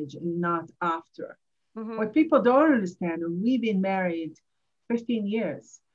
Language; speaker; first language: English; non-native, fluent; Hebrew